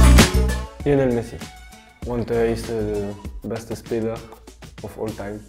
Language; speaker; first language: Dutch; non-native, local second language; French